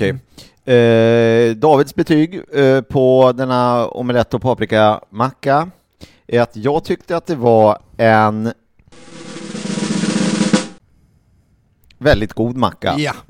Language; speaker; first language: Swedish; native; Swedish